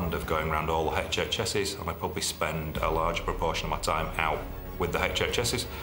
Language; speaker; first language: English; native; English